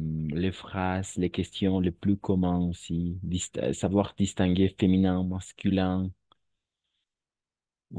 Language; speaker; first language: French; non-native, fluent; Spanish